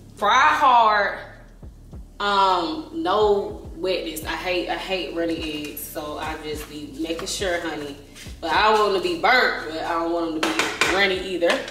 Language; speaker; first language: English; native; English